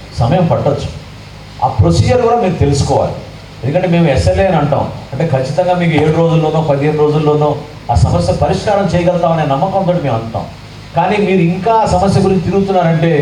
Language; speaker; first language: Telugu; native; Telugu